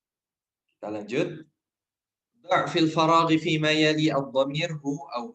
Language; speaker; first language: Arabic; non-native, fluent; Indonesian